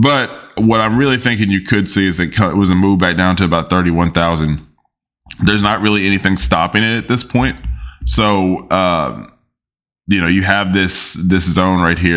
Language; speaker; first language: English; native; English